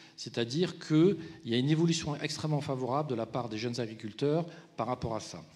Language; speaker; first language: French; native; French